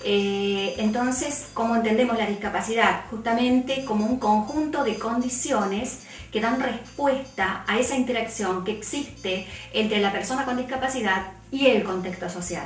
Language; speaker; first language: Spanish; native; Spanish